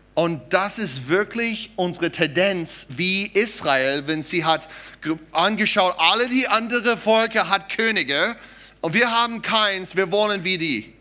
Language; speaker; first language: German; non-native, fluent; English